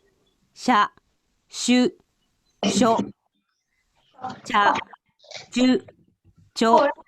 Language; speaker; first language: Japanese; non-native, learner; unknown